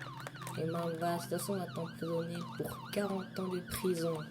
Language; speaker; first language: French; native; French